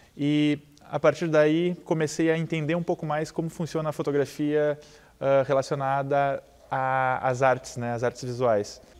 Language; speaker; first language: Portuguese; native; Portuguese